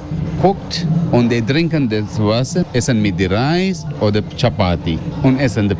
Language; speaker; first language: German; non-native, learner; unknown